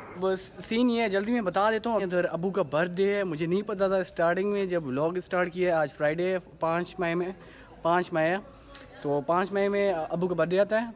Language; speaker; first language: Urdu; non-native, local second language; Sindhi